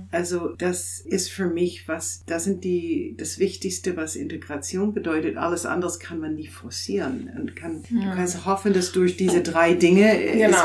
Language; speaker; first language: German; non-native, fluent; English